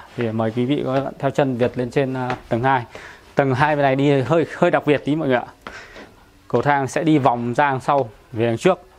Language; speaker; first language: Vietnamese; native; Vietnamese